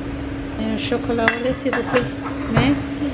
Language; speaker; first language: French; non-native, learner; English